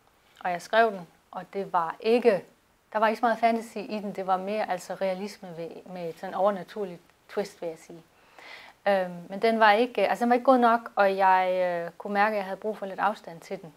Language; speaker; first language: Danish; native; Danish